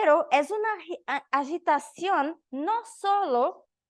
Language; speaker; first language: Spanish; non-native, learner; Portuguese